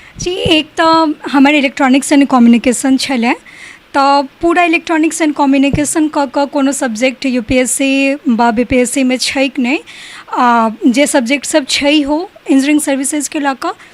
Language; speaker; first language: Maithili; native; Maithili